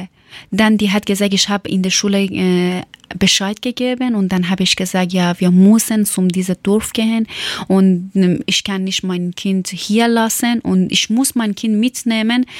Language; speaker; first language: German; non-native, learner; Persian